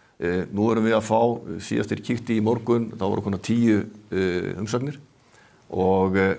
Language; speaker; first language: Icelandic; native; Icelandic